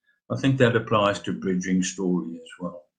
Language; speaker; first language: English; native; English